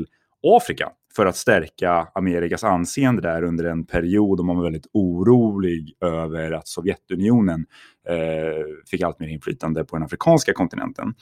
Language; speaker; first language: Swedish; native; Swedish